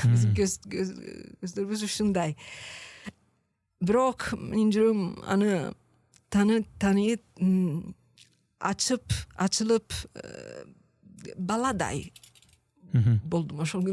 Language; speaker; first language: Kyrgyz; non-native, learner; Italian